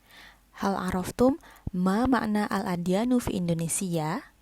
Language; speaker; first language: Arabic; non-native, fluent; Indonesian